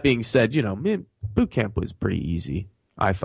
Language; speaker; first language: English; native; English